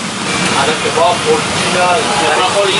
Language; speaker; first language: Indonesian; non-native, learner; Persian